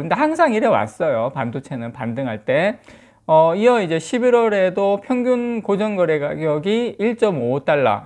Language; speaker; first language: Korean; native; Korean